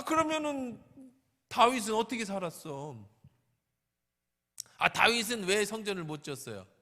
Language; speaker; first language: Korean; native; Korean